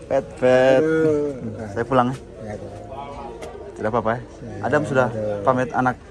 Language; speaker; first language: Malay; non-native, local second language; Javanese